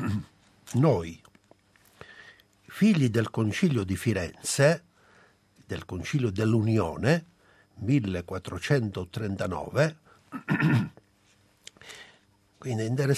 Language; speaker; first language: Italian; non-native, local second language; Albanian